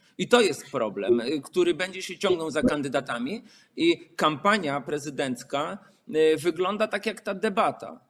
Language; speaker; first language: Polish; native; Polish